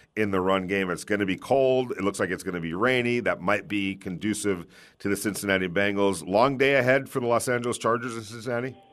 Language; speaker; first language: English; native; English